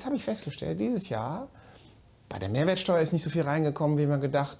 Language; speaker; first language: German; native; German